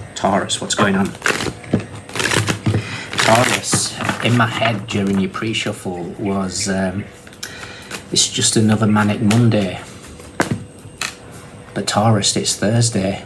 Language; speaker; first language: English; native; English